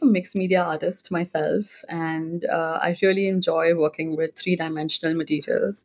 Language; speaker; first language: English; non-native, local second language; Hindi